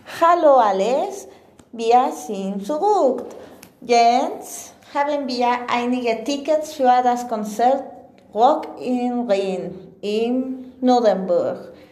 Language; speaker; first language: German; non-native, learner; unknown